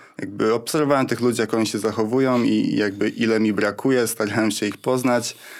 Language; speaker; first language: Polish; native; Polish